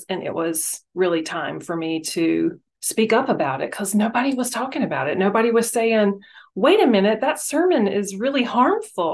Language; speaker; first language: English; native; English